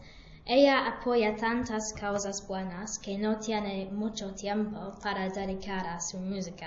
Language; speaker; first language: Spanish; non-native, learner; English